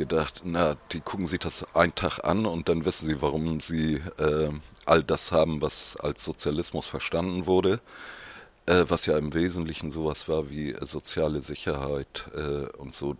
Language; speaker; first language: German; native; German